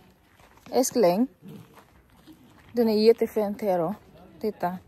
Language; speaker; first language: Swedish; non-native, learner; Filipino